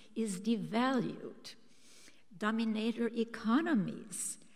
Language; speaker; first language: English; early bilingual, other home language; German